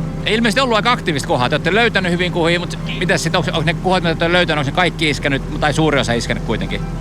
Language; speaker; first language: Finnish; native; Finnish